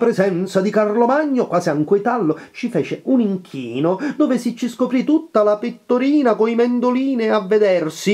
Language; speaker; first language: Italian; native; Italian